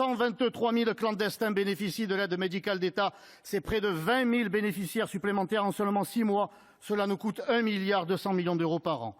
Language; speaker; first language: French; native; French